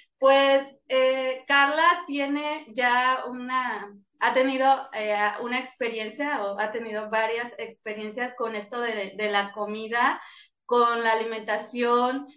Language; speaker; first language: Spanish; native; Spanish